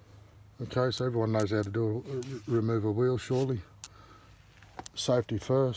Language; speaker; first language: English; native; English